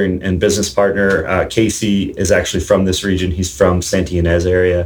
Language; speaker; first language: English; native; English